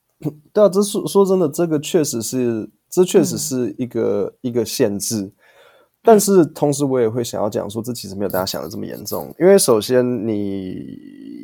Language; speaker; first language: Chinese; native; Chinese